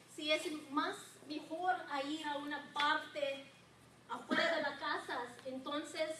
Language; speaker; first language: Spanish; non-native, learner; English